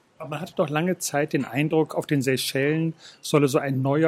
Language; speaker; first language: German; native; German